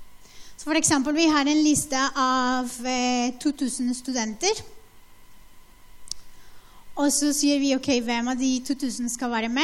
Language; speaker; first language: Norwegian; non-native, fluent; Spanish